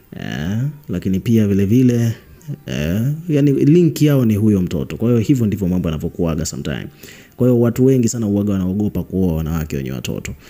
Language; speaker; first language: Swahili; native; Swahili